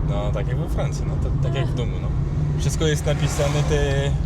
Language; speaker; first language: Polish; non-native, learner; French